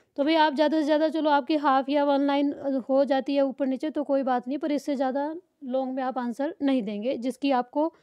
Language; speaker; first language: Hindi; non-native, local second language; Punjabi